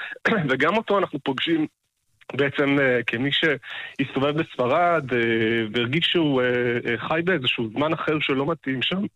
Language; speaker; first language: Hebrew; native; Hebrew